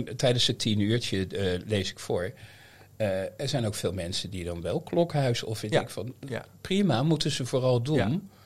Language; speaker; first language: Dutch; native; Dutch